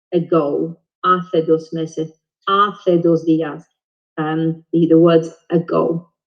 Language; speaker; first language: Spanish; non-native, fluent; English